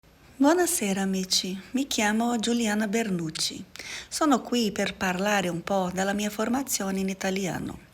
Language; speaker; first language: Italian; non-native, learner; Portuguese